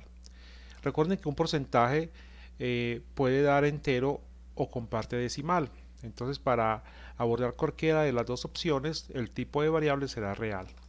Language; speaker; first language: Spanish; native; Spanish